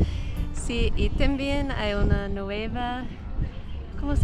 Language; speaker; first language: Spanish; non-native, learner; English